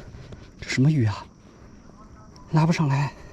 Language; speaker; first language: Chinese; native; Chinese